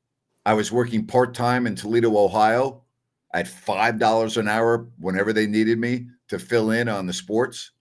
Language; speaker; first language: English; native; English